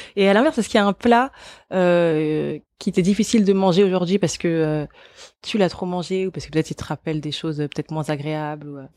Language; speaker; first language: French; native; French